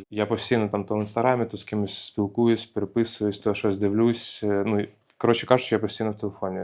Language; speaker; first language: Ukrainian; native; Ukrainian